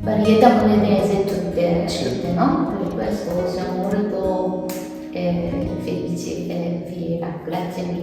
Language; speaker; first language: Italian; non-native, fluent; Japanese